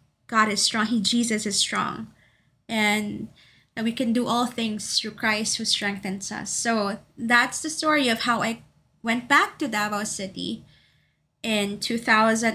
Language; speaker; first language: English; non-native, local second language; Cebuano